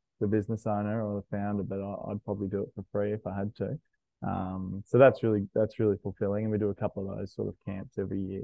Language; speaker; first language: English; native; English